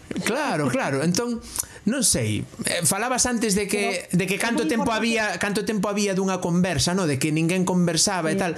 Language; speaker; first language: Galician; non-native, local second language; Spanish